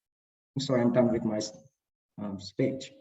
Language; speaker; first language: English; non-native, fluent; Vietnamese